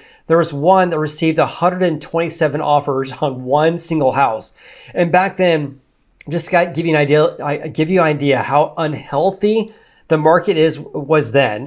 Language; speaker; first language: English; native; English